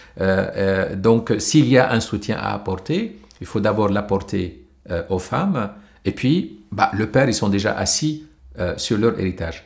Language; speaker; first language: French; non-native, local second language; Arabic